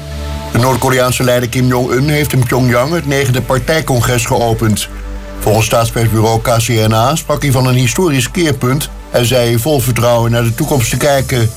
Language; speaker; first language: Dutch; native; Dutch